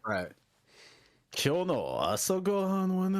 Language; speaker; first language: Japanese; non-native, learner; English